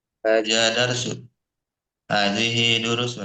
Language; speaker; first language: Arabic; non-native, learner; Indonesian